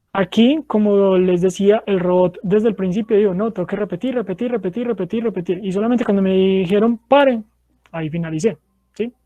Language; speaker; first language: Spanish; native; Spanish